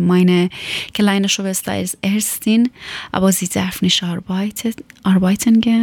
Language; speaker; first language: German; non-native, learner; Persian